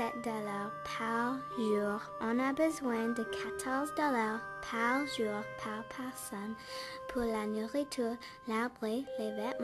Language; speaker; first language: French; non-native, local second language; English